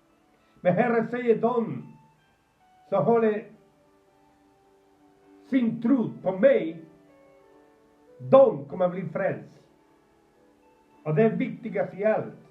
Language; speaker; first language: Swedish; non-native, fluent; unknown